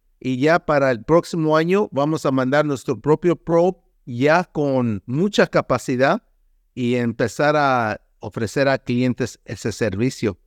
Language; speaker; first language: Spanish; early bilingual, heritage; Spanish